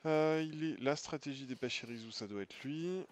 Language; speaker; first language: French; native; French